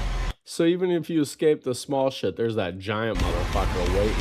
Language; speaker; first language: English; native; English